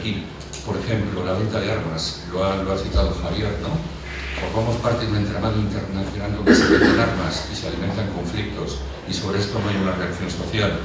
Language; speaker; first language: Spanish; native; Spanish